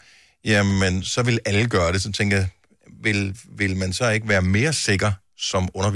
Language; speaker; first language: Danish; native; Danish